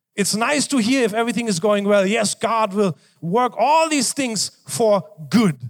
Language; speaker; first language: English; non-native, fluent; German